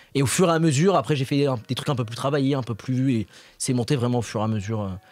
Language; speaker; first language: French; native; French